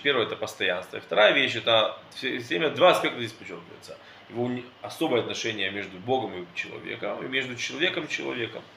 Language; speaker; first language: Russian; early bilingual, heritage; Russian